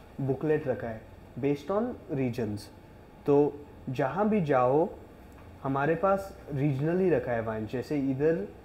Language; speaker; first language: Hindi; non-native, local second language; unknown